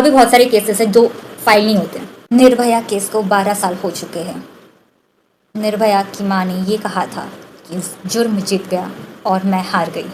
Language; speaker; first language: Hindi; non-native, local second language; Bangla